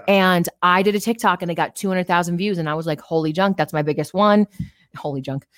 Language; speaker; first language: English; native; English